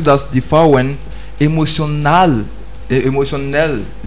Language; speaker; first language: German; non-native, learner; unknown